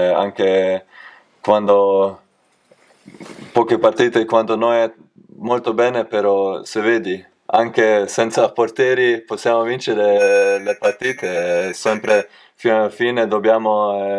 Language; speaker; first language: Italian; non-native, learner; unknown